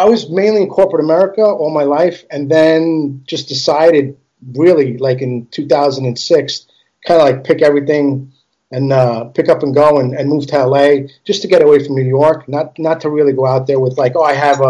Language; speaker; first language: English; early bilingual, other home language; Italian